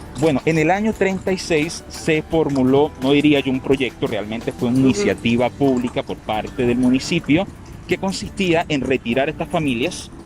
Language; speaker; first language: Spanish; native; Spanish